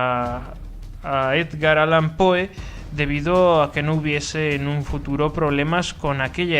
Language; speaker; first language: Spanish; native; Spanish